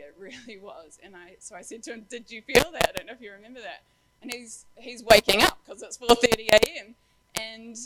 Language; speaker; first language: English; native; English